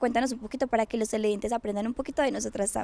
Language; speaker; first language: Spanish; native; Spanish